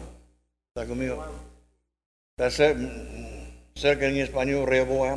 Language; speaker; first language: Spanish; non-native, learner; English